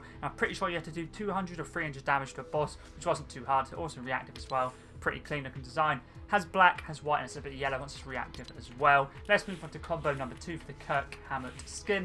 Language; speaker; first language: English; native; English